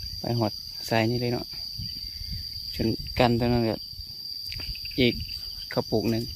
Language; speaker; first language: Thai; non-native, local second language; Northeastern Thai